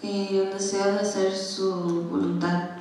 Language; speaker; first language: Spanish; non-native, learner; English